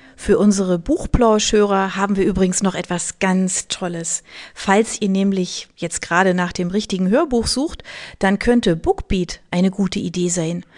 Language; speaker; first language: German; native; German